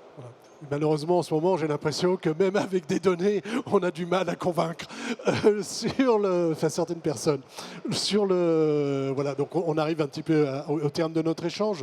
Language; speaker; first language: French; native; French